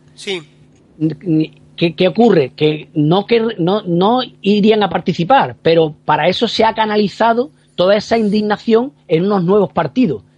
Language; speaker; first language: Spanish; native; Spanish